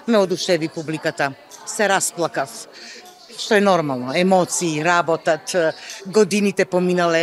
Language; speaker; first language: Macedonian; native; Macedonian